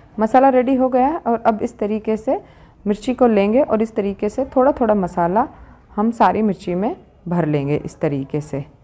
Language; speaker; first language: Hindi; native; Hindi